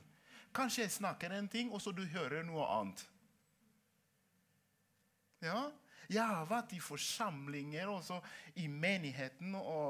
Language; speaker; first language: Norwegian; non-native, learner; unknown